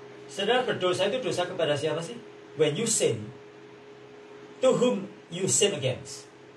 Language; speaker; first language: English; non-native, fluent; Indonesian